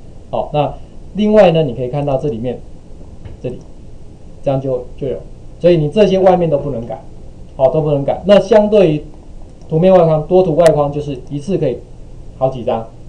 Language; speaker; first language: Chinese; native; Chinese